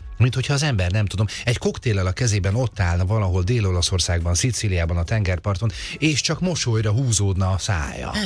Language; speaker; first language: Hungarian; native; Hungarian